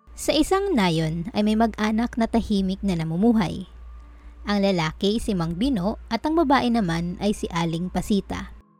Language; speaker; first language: Filipino; non-native, local second language; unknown